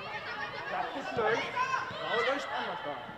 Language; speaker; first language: Icelandic; non-native, learner; Swedish